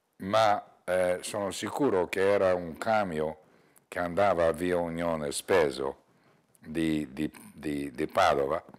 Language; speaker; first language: Italian; non-native, learner; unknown